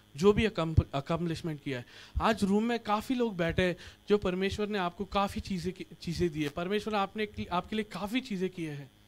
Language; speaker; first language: Hindi; non-native, local second language; Marathi